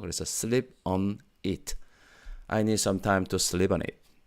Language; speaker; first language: English; non-native, fluent; Korean